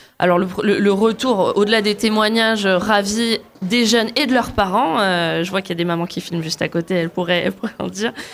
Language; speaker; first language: French; native; French